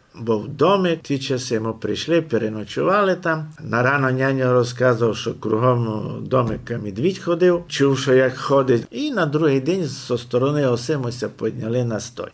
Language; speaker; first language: Ukrainian; native; Ukrainian